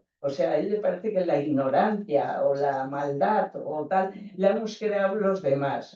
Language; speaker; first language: Spanish; native; Spanish